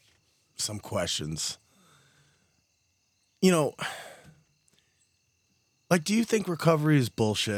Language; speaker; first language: English; native; English